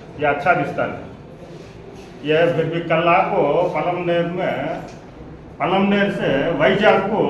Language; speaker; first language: Hindi; non-native, local second language; Urdu